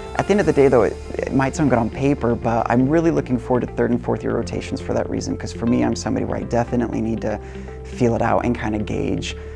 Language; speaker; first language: English; native; English